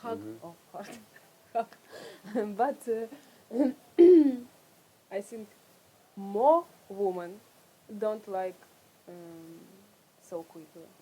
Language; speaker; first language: English; non-native, learner; Russian